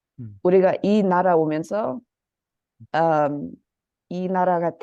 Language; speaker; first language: Korean; early bilingual, heritage; Korean